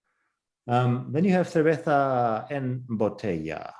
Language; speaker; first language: Spanish; non-native, fluent; English